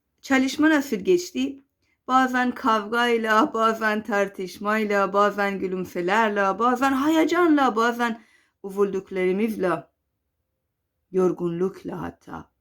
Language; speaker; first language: Turkish; non-native, fluent; Persian